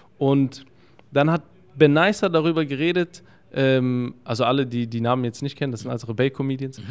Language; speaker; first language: German; early bilingual, other home language; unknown